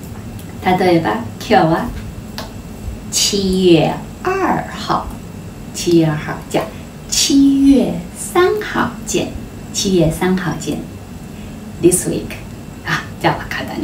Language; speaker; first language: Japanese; non-native, learner; Chinese